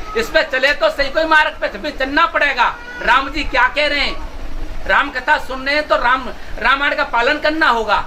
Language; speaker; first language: Hindi; native; Hindi